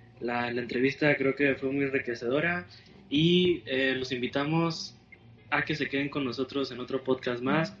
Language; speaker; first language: Spanish; native; Spanish